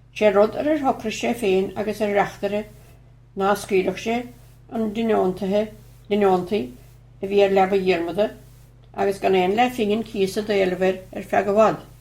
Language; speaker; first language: Irish; native; Irish